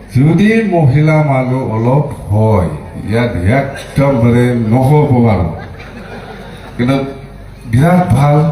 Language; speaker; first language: Assamese; non-native, local second language; Bodo